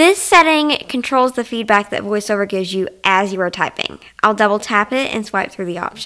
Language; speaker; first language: English; native; English